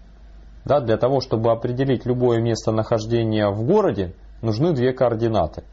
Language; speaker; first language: Russian; native; Russian